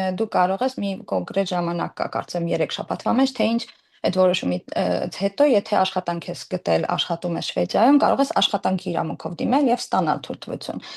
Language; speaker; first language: Armenian; early bilingual, heritage; Armenian